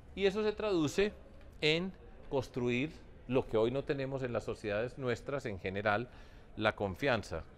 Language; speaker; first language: Spanish; native; Spanish